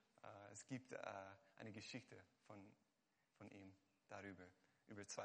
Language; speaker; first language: German; non-native, fluent; Hungarian